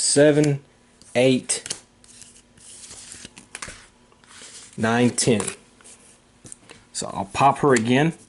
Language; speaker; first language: English; native; English